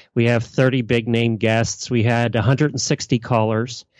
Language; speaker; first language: English; native; English